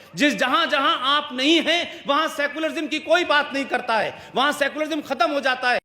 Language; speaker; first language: Hindi; native; Hindi